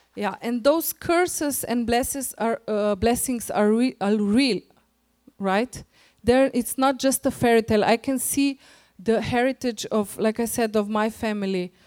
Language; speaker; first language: English; non-native, fluent; Slovenian